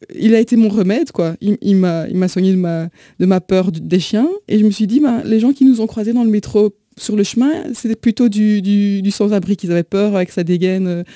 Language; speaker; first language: French; native; French